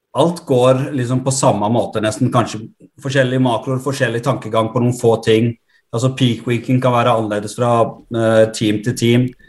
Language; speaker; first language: Norwegian; native; Norwegian